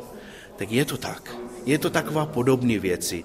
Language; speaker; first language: Czech; non-native, learner; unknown